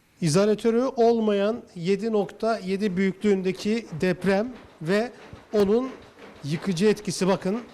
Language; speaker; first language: Turkish; native; Turkish